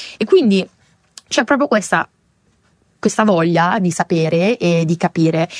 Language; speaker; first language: Italian; native; Italian